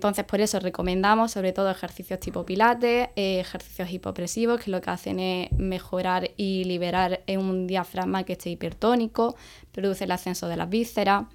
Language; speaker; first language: Spanish; native; Spanish